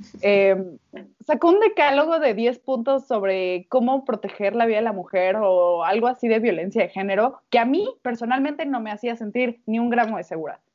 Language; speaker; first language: Spanish; native; Spanish